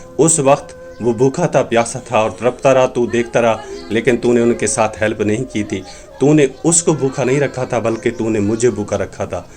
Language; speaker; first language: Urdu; non-native, local second language; Punjabi